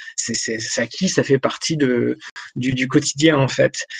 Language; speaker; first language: French; native; French